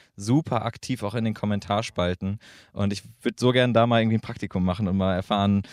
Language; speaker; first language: German; native; German